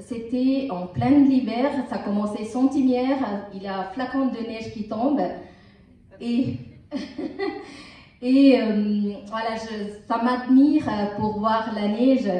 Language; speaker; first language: French; non-native, learner; Tamil